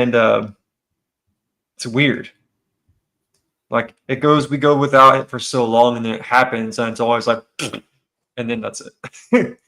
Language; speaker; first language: English; native; English